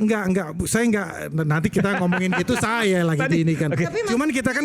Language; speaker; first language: Indonesian; native; Indonesian